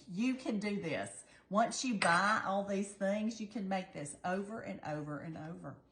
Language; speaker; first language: English; native; English